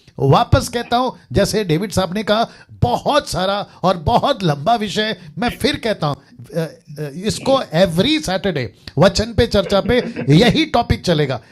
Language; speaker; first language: Hindi; native; Hindi